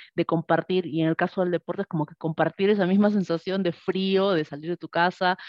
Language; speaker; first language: Spanish; native; Spanish